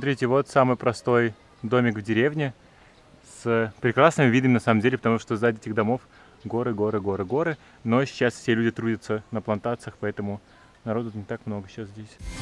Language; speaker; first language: Russian; native; Russian